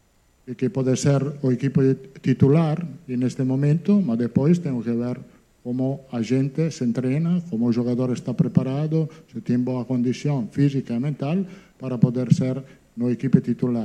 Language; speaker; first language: Portuguese; non-native, learner; Italian